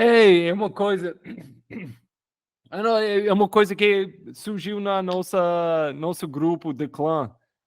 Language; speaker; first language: Portuguese; non-native, fluent; English